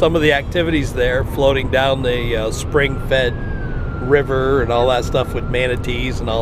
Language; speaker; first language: English; native; English